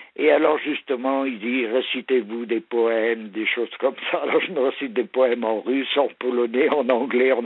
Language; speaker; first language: French; early bilingual, other home language; Polish